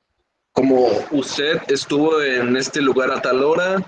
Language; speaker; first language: Spanish; native; Spanish